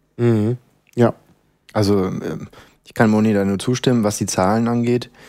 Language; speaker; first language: German; native; German